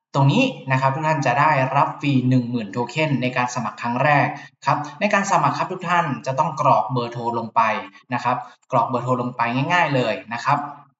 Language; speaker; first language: Thai; native; Thai